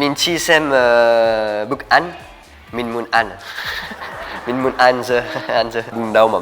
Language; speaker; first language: Vietnamese; non-native, learner; French